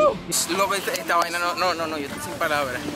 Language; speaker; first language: Spanish; native; Spanish